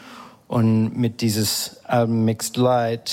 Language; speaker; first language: German; non-native, fluent; English